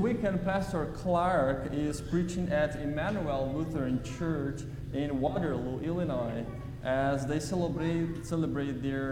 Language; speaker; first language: English; non-native, fluent; Portuguese